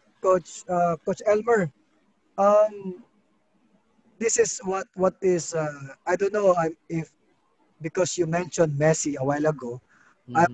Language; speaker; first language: English; non-native, local second language; Filipino